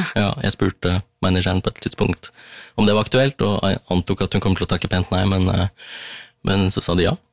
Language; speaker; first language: Norwegian; early bilingual, other home language; Tamil